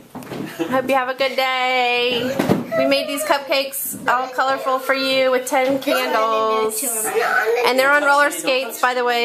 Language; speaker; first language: English; native; English